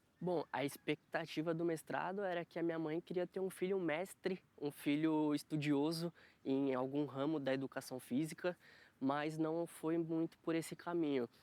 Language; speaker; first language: Portuguese; native; Portuguese